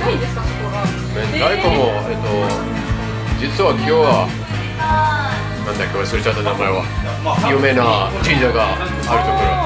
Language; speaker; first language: Japanese; non-native, learner; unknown